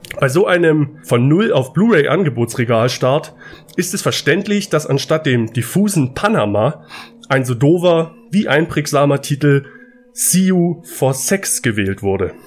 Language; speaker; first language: German; native; German